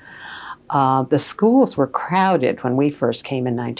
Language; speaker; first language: English; native; English